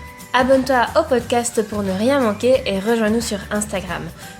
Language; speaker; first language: French; native; French